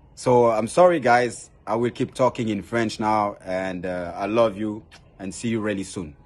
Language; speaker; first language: English; non-native, fluent; French